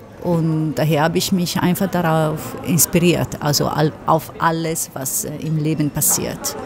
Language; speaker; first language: German; non-native, fluent; Italian